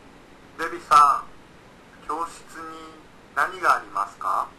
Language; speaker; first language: Japanese; non-native, learner; Indonesian